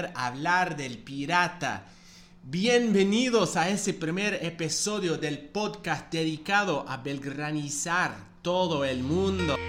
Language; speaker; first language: Spanish; non-native, fluent; English